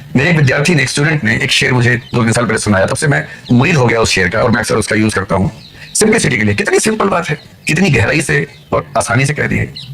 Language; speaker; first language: Hindi; native; Hindi